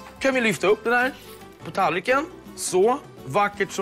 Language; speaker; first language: Swedish; native; Swedish